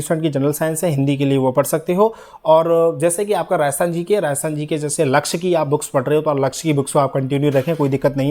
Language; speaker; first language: Hindi; native; Hindi